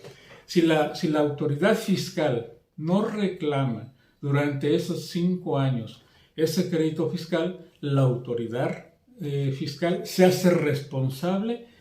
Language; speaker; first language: Spanish; native; Spanish